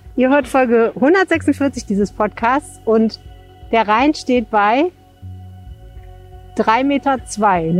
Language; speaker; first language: German; native; German